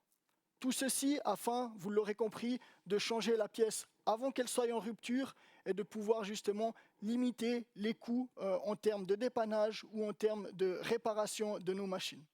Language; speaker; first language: French; native; French